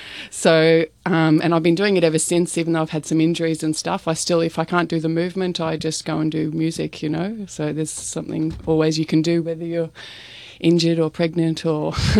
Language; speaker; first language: English; native; English